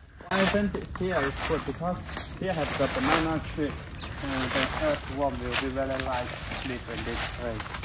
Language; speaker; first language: English; non-native, learner; Chinese